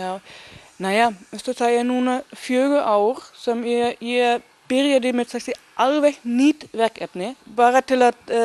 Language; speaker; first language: Icelandic; non-native, learner; Danish